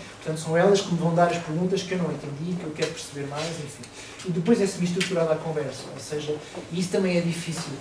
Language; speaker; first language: Portuguese; native; Portuguese